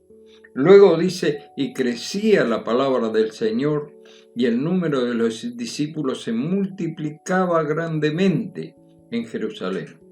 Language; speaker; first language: Spanish; native; Spanish